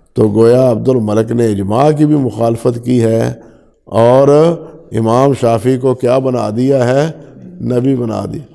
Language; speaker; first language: Urdu; non-native, local second language; Punjabi